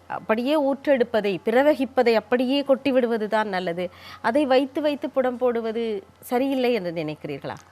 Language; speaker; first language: Tamil; native; Tamil